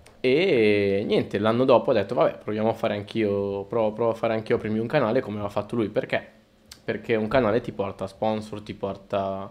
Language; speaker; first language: Italian; early bilingual, other home language; Spanish